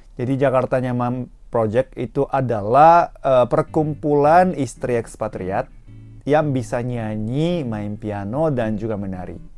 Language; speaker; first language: Indonesian; non-native, fluent; Japanese